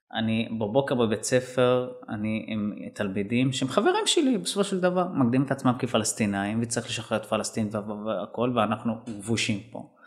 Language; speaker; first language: Hebrew; non-native, local second language; Arabic